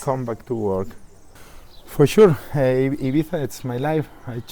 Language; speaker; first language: English; non-native, learner; Spanish